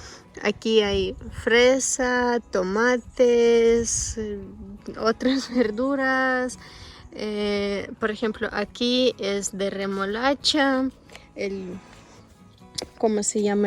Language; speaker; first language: Spanish; non-native, local second language; Russian